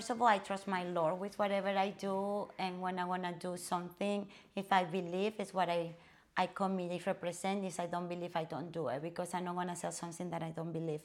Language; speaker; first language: English; non-native, fluent; Spanish